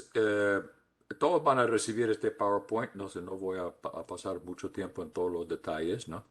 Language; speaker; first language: Spanish; non-native, fluent; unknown